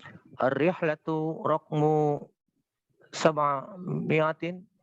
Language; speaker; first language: Arabic; non-native, learner; Indonesian